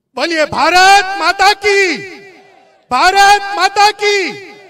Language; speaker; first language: Hindi; non-native, local second language; Marwari